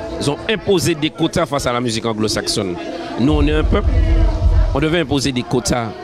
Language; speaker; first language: French; native; French